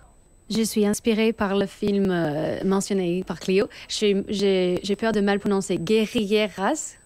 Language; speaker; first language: French; native; French